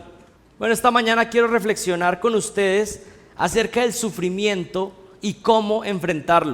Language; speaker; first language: Spanish; native; Spanish